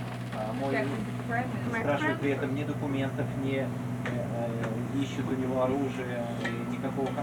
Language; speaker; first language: Russian; native; Russian